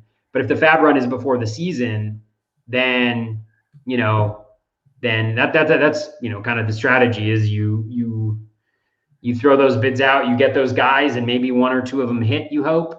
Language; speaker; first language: English; native; English